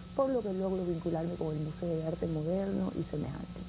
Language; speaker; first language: Spanish; native; Spanish